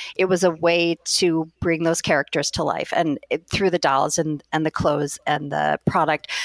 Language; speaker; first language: English; native; English